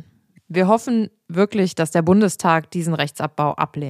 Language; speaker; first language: German; native; German